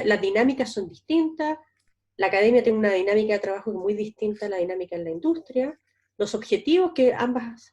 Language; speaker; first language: Spanish; native; Spanish